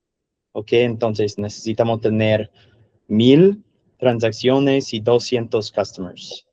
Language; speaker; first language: Spanish; non-native, learner; English